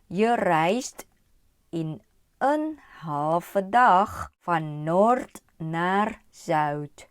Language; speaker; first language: Dutch; non-native, learner; Thai